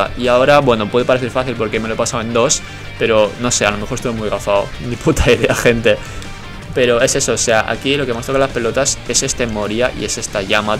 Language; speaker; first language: Spanish; native; Spanish